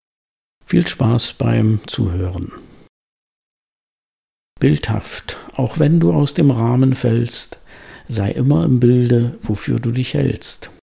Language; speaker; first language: German; native; German